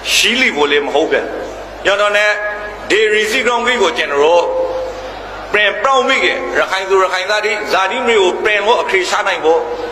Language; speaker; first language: Burmese; native; Burmese